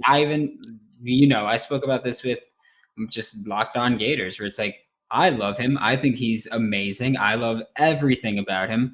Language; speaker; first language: English; native; English